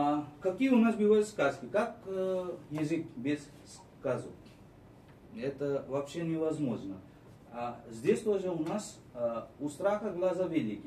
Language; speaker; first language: Russian; non-native, fluent; Marathi